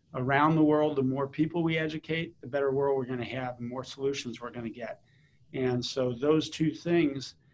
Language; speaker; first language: English; native; English